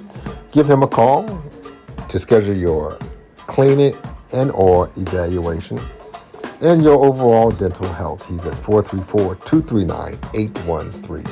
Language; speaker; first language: English; native; English